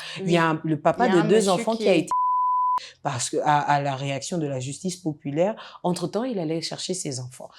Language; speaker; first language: French; native; French